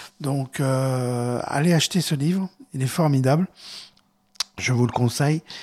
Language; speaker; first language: French; native; French